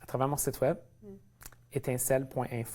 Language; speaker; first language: French; native; French